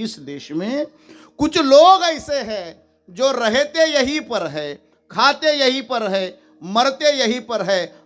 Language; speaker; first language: Hindi; non-native, local second language; Marathi